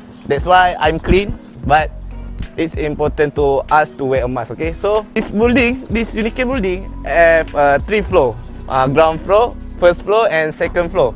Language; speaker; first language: English; non-native, learner; Indonesian